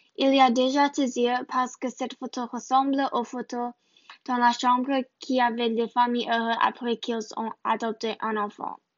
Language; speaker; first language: French; non-native, learner; English